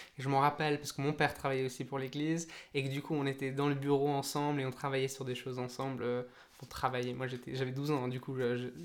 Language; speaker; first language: French; native; French